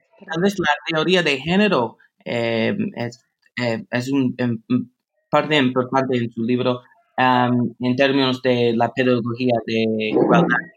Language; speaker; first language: Spanish; non-native, fluent; English